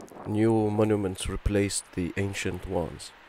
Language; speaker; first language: English; non-native, fluent; Arabic